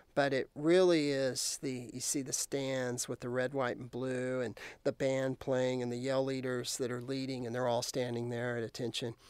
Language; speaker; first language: English; native; English